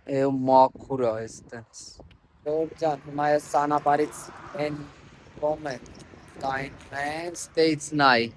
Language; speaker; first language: Armenian; non-native, learner; Hindi